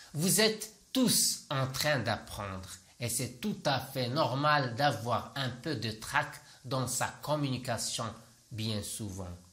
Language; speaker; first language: French; non-native, local second language; Arabic